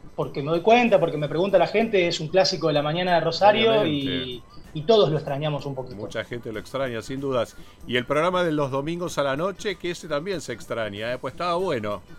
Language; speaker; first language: Spanish; native; Spanish